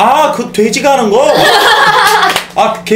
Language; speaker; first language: Korean; native; Korean